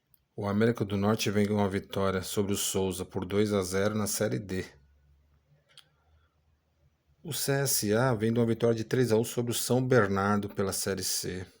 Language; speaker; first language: Portuguese; native; Portuguese